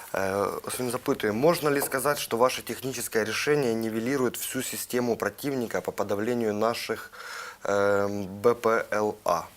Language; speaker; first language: Russian; non-native, local second language; Ukrainian